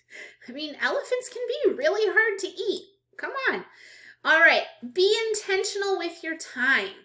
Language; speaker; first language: English; native; English